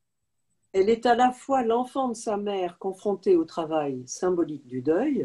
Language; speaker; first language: French; native; French